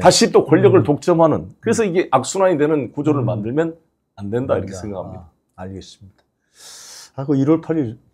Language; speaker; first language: Korean; native; Korean